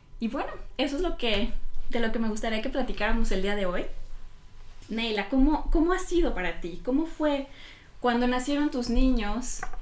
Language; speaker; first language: Spanish; native; Spanish